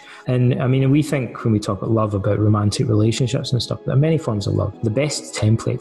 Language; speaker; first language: English; native; English